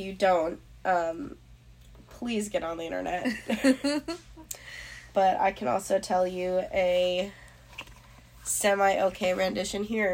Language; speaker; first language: English; native; English